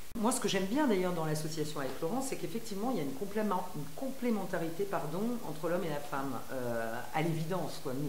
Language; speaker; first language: French; native; French